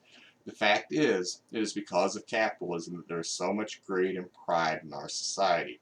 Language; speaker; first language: English; native; English